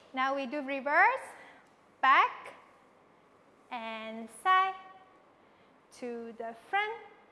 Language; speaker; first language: English; non-native, local second language; Cantonese